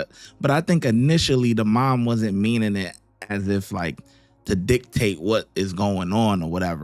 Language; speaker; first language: English; native; English